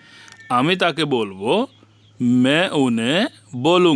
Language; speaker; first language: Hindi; non-native, learner; Bangla